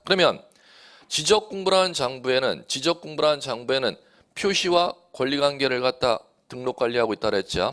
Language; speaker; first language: Korean; native; Korean